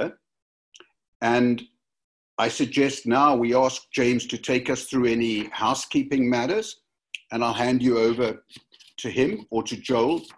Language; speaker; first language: English; native; English